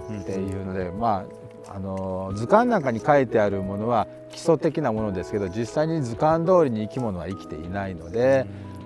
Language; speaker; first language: Japanese; native; Japanese